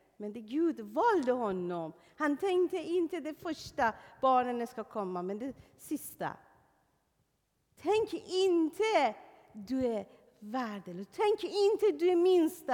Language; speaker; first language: Swedish; non-native, fluent; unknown